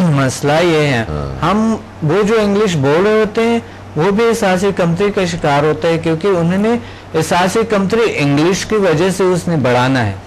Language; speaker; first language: Urdu; non-native, local second language; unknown